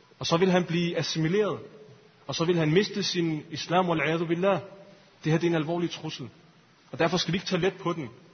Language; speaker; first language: Danish; early bilingual, other home language; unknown